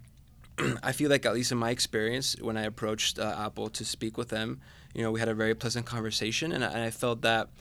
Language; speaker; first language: English; non-native, fluent; Spanish